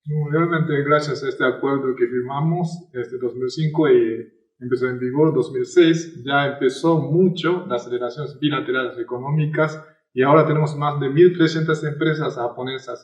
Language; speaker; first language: Spanish; non-native, fluent; Japanese